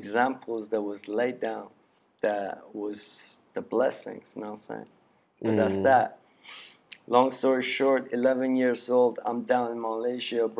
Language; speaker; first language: English; early bilingual, other home language; Persian